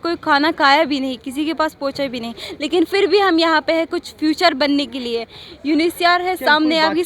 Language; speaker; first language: Hindi; non-native, learner; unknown